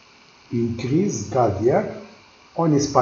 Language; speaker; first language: French; non-native, local second language; Arabic